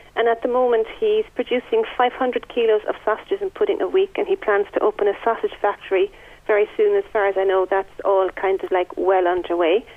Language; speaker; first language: English; native; English